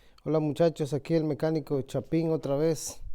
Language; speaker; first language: Spanish; native; Spanish